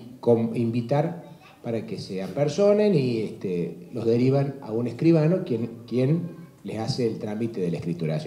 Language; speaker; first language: Spanish; native; Spanish